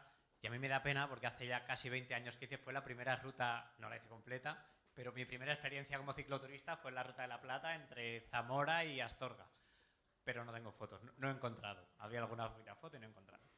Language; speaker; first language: Spanish; native; Spanish